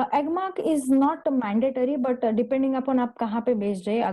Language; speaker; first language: Hindi; non-native, local second language; Marathi